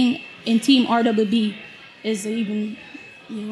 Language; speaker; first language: English; non-native, local second language; Jamaican Creole English